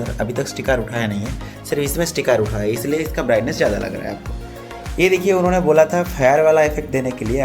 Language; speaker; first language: Hindi; non-native, local second language; Odia